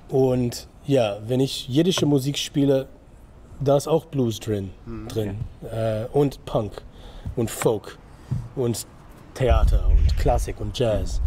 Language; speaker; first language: German; non-native, fluent; English